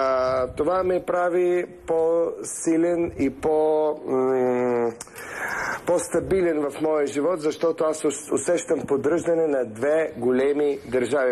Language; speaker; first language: Bulgarian; early bilingual, heritage; Russian